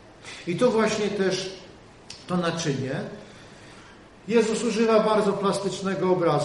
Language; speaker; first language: Polish; native; Polish